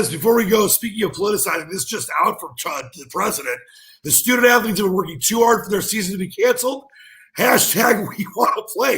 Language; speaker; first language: English; native; English